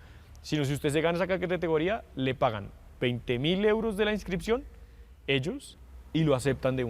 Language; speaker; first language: Spanish; native; Spanish